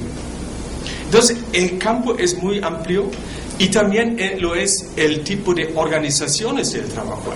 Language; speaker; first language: Spanish; non-native, fluent; German